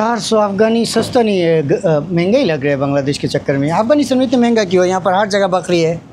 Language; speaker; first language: Hindi; non-native, learner; Bangla